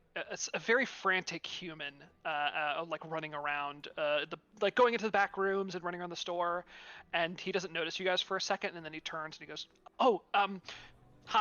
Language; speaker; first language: English; native; English